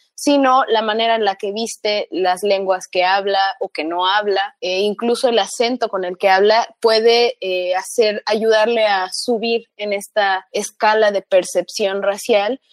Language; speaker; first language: Spanish; early bilingual, heritage; Spanish